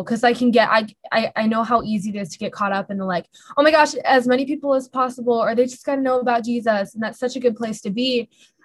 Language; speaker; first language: English; native; English